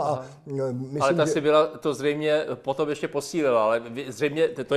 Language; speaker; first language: Czech; native; Czech